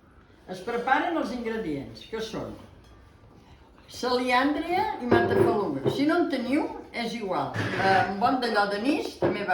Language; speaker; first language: Catalan; native; Catalan